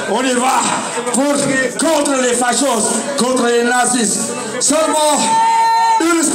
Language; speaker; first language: French; non-native, local second language; Dutch